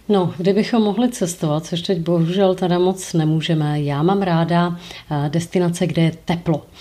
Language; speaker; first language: Czech; native; Czech